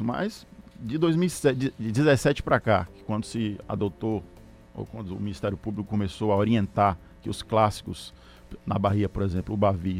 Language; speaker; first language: Portuguese; native; Portuguese